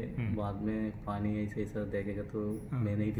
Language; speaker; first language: Hindi; non-native, local second language; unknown